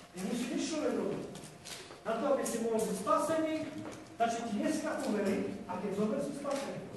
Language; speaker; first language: Slovak; non-native, local second language; Romany